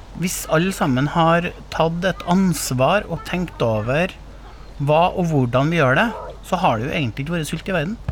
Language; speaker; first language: Norwegian; native; Norwegian